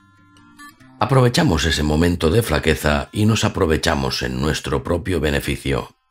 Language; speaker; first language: Spanish; native; Spanish